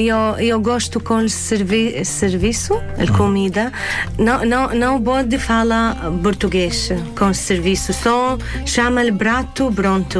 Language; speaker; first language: Portuguese; non-native, learner; Arabic